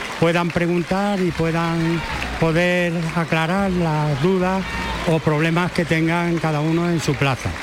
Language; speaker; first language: Spanish; native; Spanish